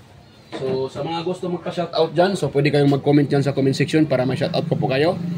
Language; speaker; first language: Filipino; native; Filipino